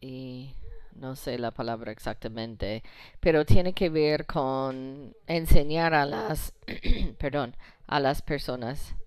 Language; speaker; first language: Spanish; non-native, fluent; English